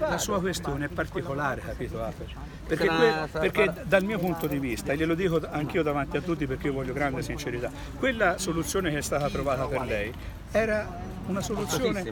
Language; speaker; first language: Italian; native; Italian